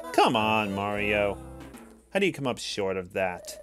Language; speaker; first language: English; native; English